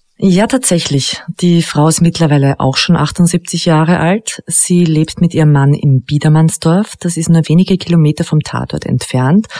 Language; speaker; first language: German; native; German